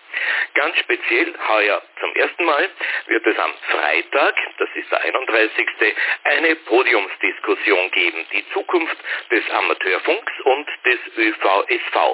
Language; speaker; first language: German; native; German